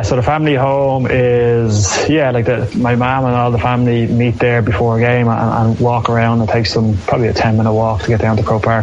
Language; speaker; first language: English; native; English